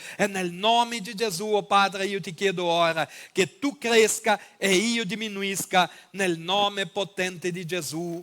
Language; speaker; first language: Italian; non-native, fluent; Portuguese